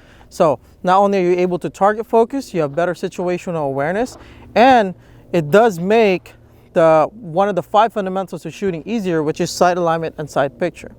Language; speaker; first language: English; native; English